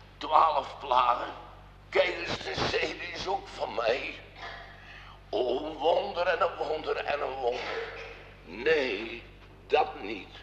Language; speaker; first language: Dutch; native; Dutch